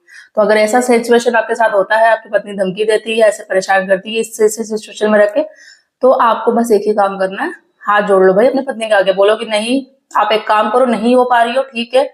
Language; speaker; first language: Hindi; native; Hindi